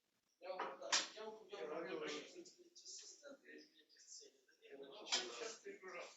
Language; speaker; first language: Russian; native; Russian